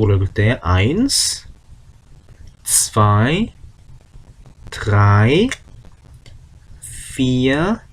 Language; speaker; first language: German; non-native, fluent; Korean